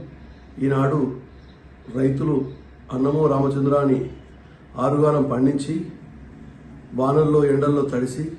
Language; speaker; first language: Telugu; native; Telugu